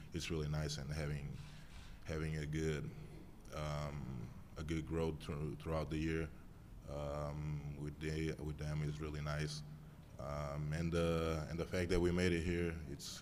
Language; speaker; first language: English; non-native, fluent; Portuguese